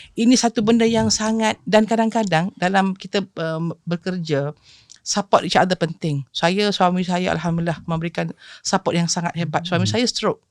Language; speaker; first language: Malay; native; Malay